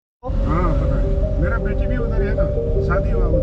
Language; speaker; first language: Hindi; non-native, local second language; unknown